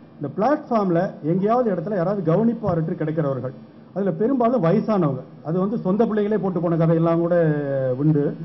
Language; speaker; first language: Tamil; native; Tamil